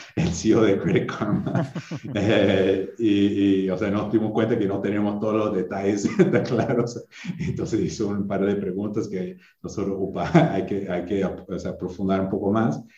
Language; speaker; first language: Spanish; non-native, fluent; English